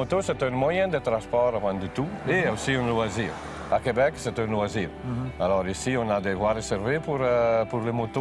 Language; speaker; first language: French; non-native, fluent; Italian